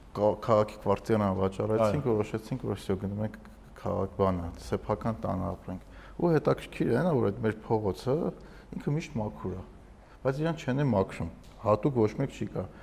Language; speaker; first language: Armenian; native; Armenian